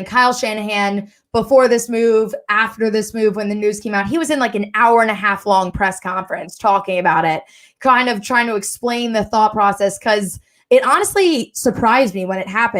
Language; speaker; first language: English; native; English